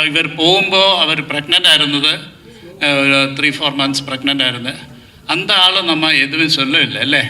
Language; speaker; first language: Tamil; non-native, learner; Malayalam